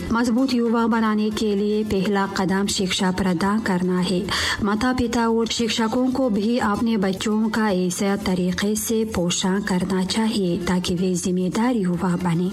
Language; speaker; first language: Hindi; non-native, fluent; Tajik